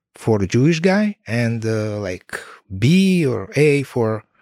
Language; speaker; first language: English; non-native, fluent; Ukrainian